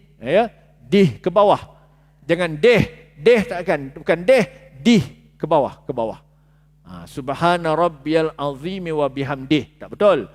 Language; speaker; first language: Malay; native; Malay